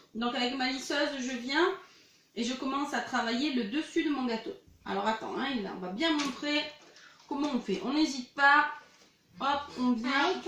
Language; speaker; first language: French; native; French